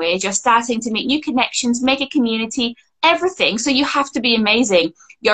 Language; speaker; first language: English; native; English